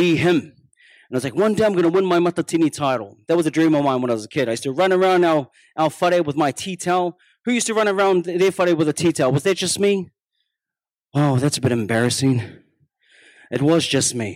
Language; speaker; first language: English; non-native, local second language; Māori